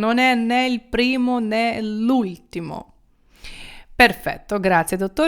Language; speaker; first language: Italian; non-native, fluent; Ukrainian